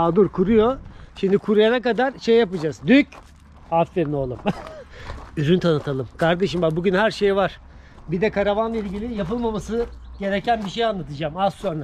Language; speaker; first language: Turkish; native; Turkish